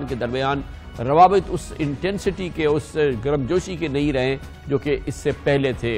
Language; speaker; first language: Urdu; native; Urdu